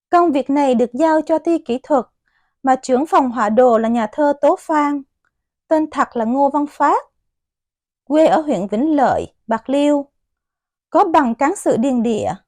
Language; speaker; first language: Vietnamese; native; Vietnamese